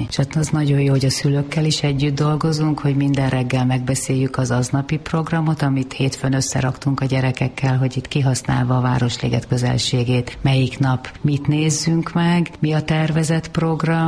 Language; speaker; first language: Hungarian; native; Hungarian